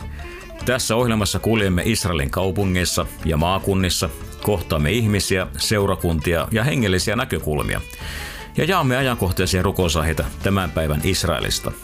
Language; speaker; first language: Finnish; native; Finnish